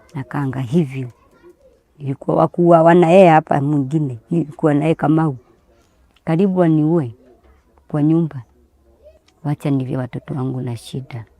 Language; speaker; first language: Swahili; native; Swahili